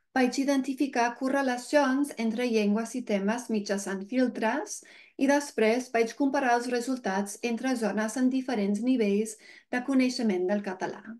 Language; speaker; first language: Catalan; non-native, fluent; English